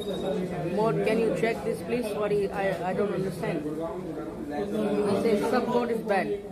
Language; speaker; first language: English; non-native, learner; Hindi